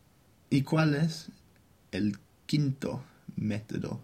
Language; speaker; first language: Spanish; non-native, fluent; English